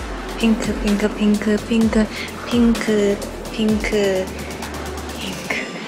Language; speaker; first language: Japanese; non-native, learner; Korean